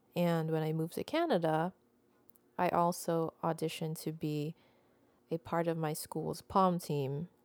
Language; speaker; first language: English; non-native, local second language; Filipino